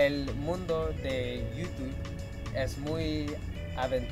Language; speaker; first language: Spanish; non-native, learner; English